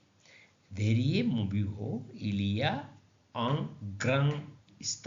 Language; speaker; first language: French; non-native, learner; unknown